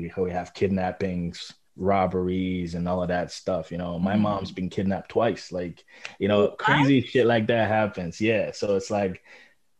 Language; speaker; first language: English; non-native, local second language; Igbo